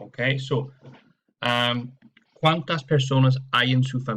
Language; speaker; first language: Spanish; non-native, fluent; English